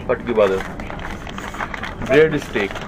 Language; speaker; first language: English; non-native, learner; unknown